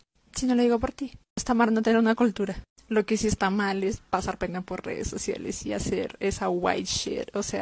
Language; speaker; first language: Spanish; native; Spanish